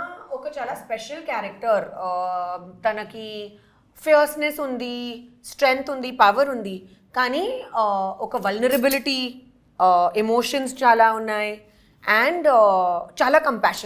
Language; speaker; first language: Telugu; non-native, local second language; Hindi